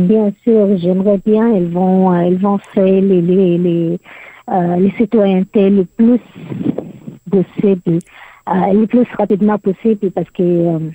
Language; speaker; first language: French; non-native, learner; Arabic